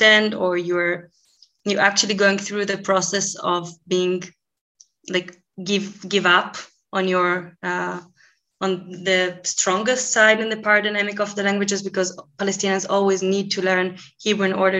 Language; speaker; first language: English; non-native, fluent; Hebrew